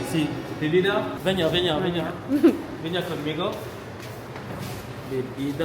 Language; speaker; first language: Portuguese; non-native, learner; French